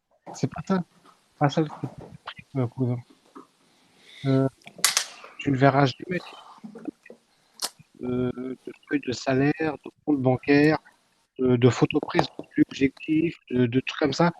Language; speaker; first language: French; native; French